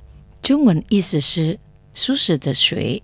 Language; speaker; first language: Chinese; non-native, learner; Indonesian